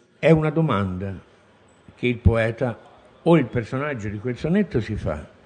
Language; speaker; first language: Italian; native; Italian